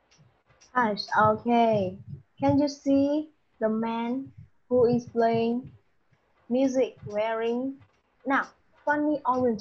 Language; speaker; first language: English; non-native, fluent; Vietnamese